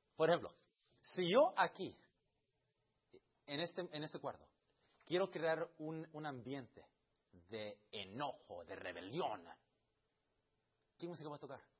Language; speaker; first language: Spanish; early bilingual, heritage; Spanish